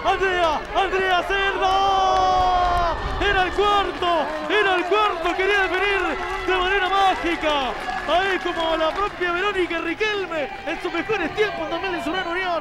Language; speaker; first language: Spanish; native; Spanish